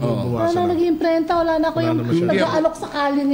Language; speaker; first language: Filipino; native; Filipino